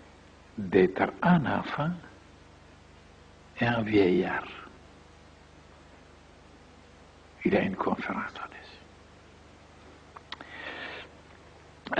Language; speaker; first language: French; non-native, fluent; Bulgarian